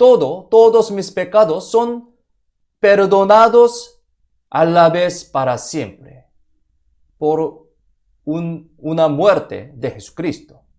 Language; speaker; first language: Spanish; non-native, fluent; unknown